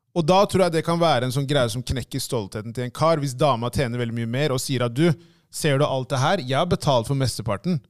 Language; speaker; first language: Norwegian; early bilingual, other home language; Tigrinya